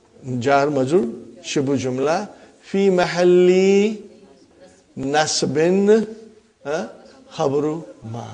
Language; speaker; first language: Arabic; non-native, fluent; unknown